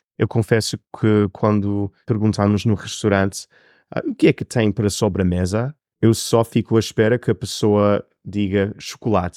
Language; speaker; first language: Portuguese; non-native, fluent; English